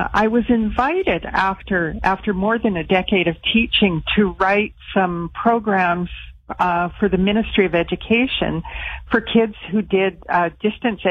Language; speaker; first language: English; native; English